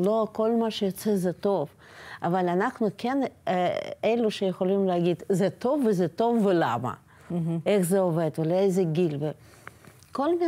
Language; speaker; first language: Hebrew; non-native, fluent; Russian